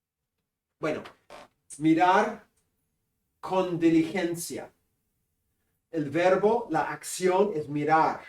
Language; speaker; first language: Spanish; non-native, fluent; English